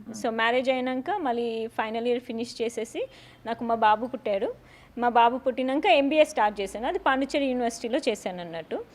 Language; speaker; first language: Telugu; native; Telugu